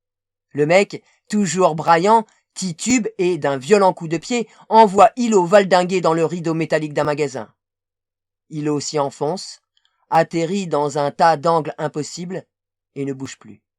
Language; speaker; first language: French; native; French